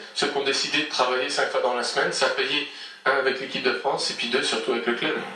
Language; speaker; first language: French; native; French